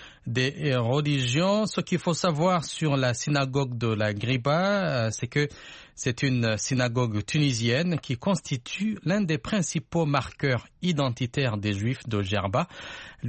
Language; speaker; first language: French; non-native, local second language; Rundi